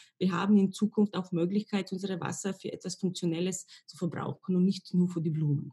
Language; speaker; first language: German; non-native, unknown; Slovenian